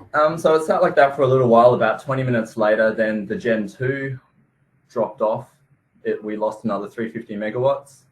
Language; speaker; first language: English; native; English